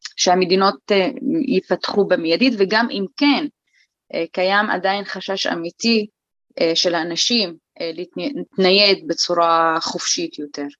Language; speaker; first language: Hebrew; non-native, local second language; Arabic